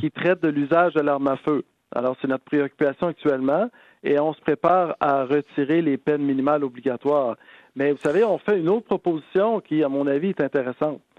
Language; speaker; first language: French; native; French